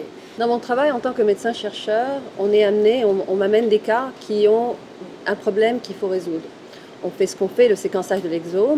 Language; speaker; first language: French; native; French